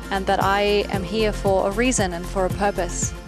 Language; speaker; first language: English; non-native, fluent; German